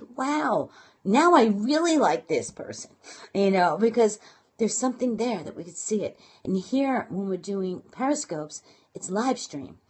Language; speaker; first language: English; native; English